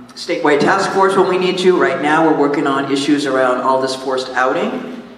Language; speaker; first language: English; native; English